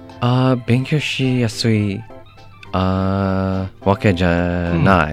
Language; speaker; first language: Japanese; non-native, learner; English